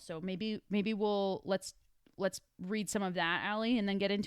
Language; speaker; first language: English; native; English